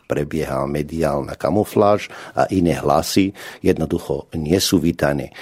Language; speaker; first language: Slovak; non-native, fluent; Arabic